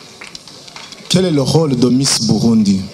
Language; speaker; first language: French; non-native, local second language; Rundi